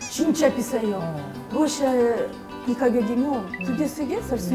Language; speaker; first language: Korean; non-native, fluent; Russian